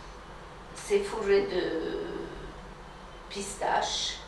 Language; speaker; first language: French; non-native, fluent; Turkish